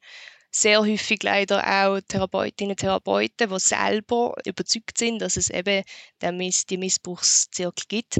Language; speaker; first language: German; native; German